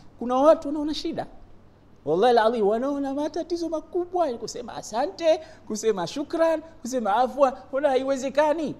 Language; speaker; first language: Swahili; native; Swahili